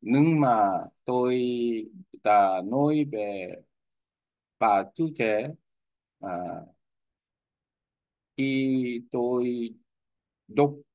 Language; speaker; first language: Vietnamese; non-native, learner; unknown